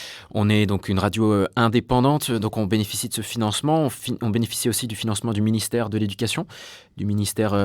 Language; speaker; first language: French; native; French